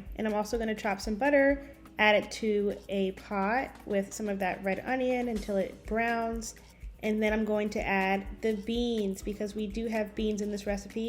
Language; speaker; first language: English; native; English